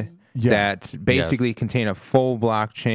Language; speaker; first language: English; native; English